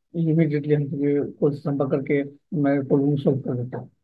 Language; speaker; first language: Hindi; non-native, local second language; Bangla